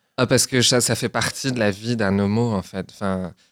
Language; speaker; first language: French; native; French